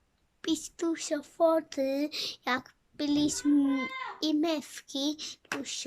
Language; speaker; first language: Polish; early bilingual, heritage; Polish